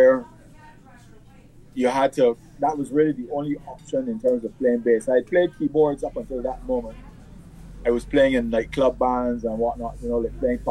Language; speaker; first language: English; native; English